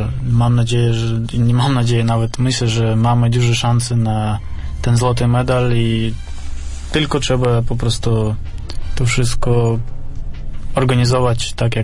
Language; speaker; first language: Polish; non-native, fluent; Russian